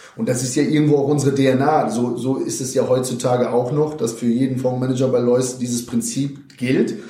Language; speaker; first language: German; native; German